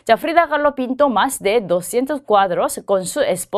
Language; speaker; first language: Spanish; non-native, fluent; Korean